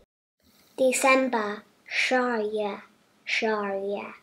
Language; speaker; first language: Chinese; early bilingual, heritage; Chinese